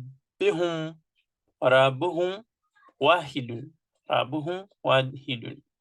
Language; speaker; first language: Arabic; non-native, fluent; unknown